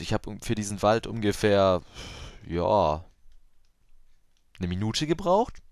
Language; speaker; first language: German; native; German